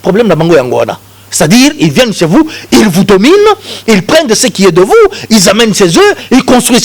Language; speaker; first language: French; non-native, local second language; Lingala